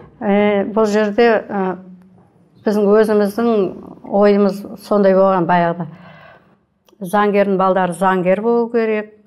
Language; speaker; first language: Kazakh; native; Kazakh